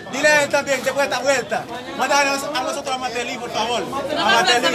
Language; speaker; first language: Spanish; non-native, learner; Haitian Creole